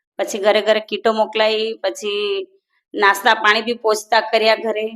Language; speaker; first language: Gujarati; native; Gujarati